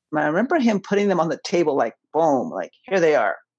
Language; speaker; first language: English; early bilingual, other home language; Spanish